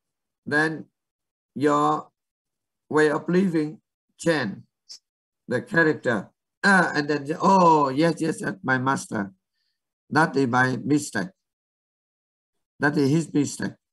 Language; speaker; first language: English; non-native, learner; Vietnamese